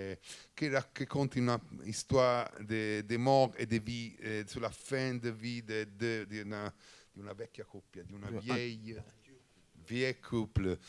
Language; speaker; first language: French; non-native, learner; Italian